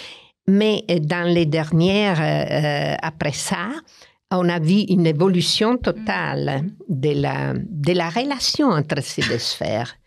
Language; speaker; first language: French; non-native, fluent; Italian